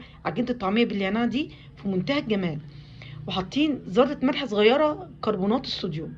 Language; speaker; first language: Arabic; native; Arabic